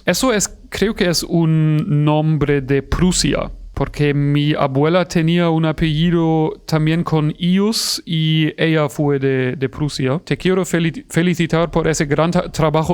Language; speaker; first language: Spanish; non-native, fluent; German